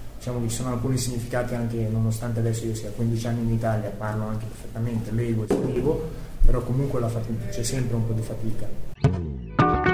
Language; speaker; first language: Italian; non-native, fluent; Croatian